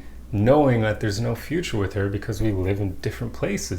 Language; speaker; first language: English; native; English